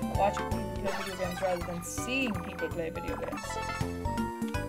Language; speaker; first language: English; native; English